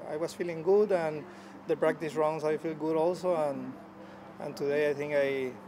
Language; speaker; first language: English; non-native, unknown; Spanish